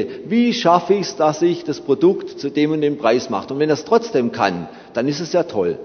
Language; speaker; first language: German; native; German